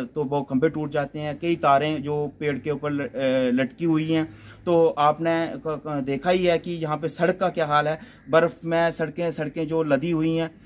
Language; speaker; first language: Hindi; native; Hindi